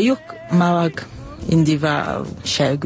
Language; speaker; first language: Azerbaijani; non-native, learner; English